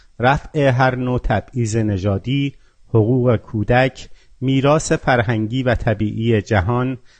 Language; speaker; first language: Persian; non-native, local second language; Azerbaijani